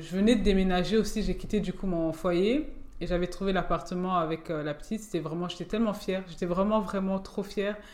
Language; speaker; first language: French; native; French